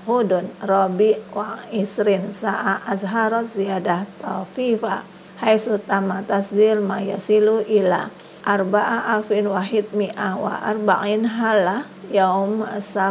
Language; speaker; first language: Arabic; non-native, fluent; Indonesian